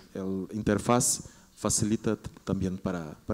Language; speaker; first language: Spanish; non-native, learner; Portuguese